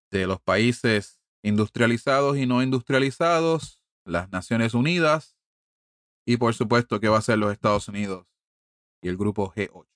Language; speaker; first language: Spanish; early bilingual, heritage; Spanish